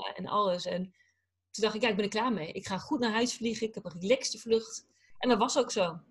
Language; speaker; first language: Dutch; native; Dutch